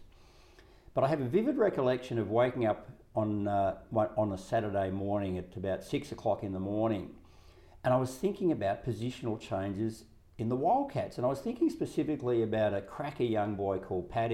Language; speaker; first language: English; native; English